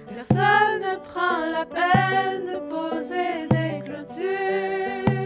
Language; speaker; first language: French; native; French